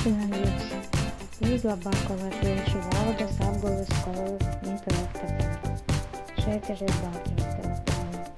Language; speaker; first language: Latvian; non-native, learner; Ukrainian